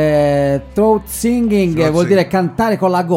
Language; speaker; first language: Italian; native; Italian